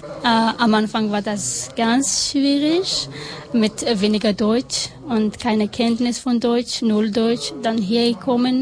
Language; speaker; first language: German; non-native, learner; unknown